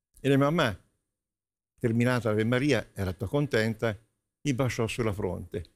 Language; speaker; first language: Italian; native; Italian